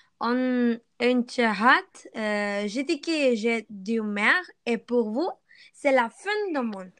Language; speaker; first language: French; non-native, learner; Spanish